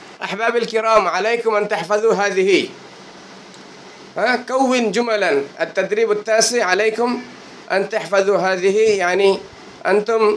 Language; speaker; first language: Arabic; non-native, fluent; Bangla